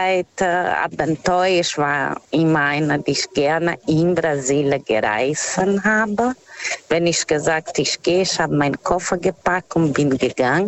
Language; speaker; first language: German; non-native, learner; Portuguese